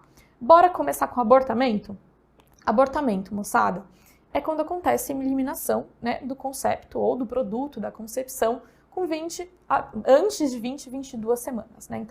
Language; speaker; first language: Portuguese; native; Portuguese